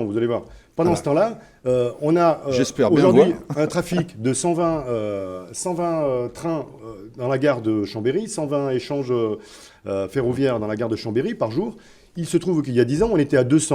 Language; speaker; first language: French; native; French